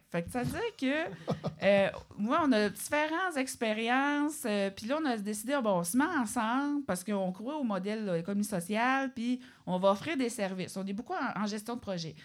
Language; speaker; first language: French; native; French